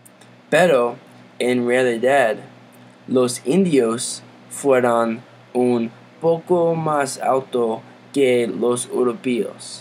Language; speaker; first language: Spanish; non-native, learner; English